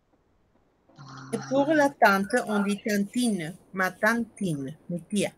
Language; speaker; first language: French; non-native, fluent; Spanish